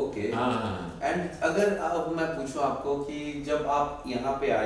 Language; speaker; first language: Hindi; native; Hindi